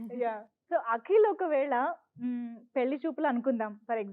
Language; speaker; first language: Telugu; native; Telugu